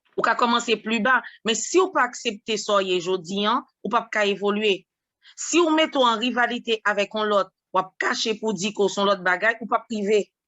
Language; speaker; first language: French; non-native, local second language; Haitian Creole